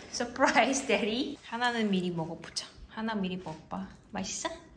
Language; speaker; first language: Korean; native; Korean